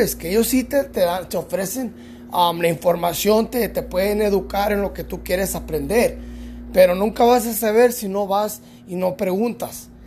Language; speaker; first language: Spanish; early bilingual, heritage; Spanish